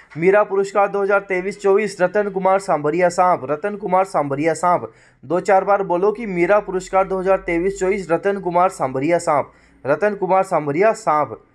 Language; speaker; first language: Hindi; native; Hindi